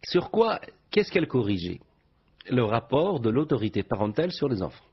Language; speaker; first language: French; non-native, local second language; Arabic